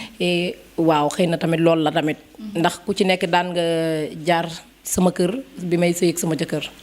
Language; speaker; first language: Wolof; native; Wolof